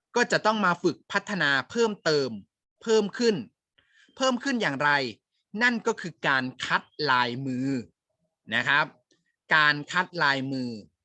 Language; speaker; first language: Thai; native; Thai